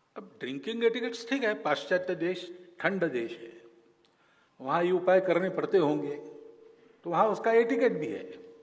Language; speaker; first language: Hindi; non-native, local second language; Malayalam